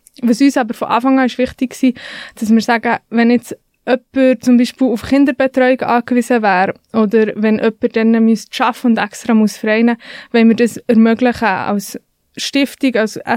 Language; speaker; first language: German; native; German